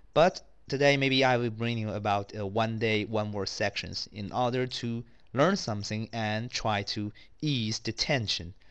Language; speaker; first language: English; non-native, fluent; Chinese